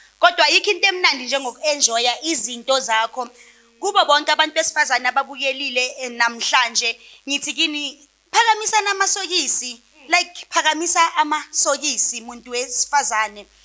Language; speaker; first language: Zulu; non-native, local second language; Southern Sotho